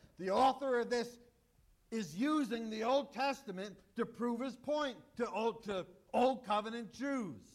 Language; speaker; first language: English; native; English